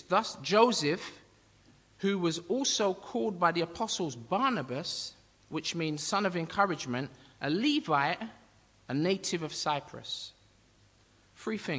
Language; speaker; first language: English; native; English